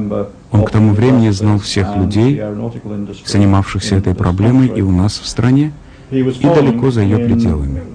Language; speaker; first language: Russian; native; Russian